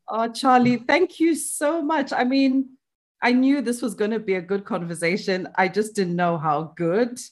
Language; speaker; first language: English; non-native, local second language; Shona